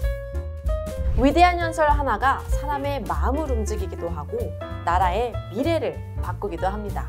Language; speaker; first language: Korean; native; Korean